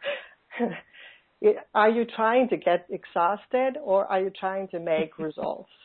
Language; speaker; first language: English; non-native, fluent; Finnish